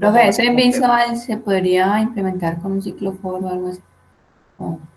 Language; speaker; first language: Spanish; native; Spanish